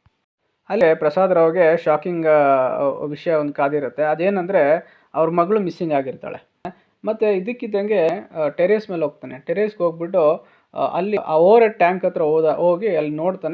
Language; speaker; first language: Kannada; native; Kannada